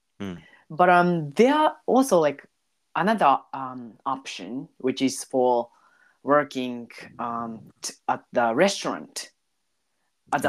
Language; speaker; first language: English; non-native, learner; Japanese